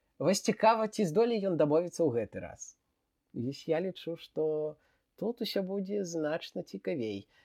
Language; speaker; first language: Belarusian; non-native, local second language; Russian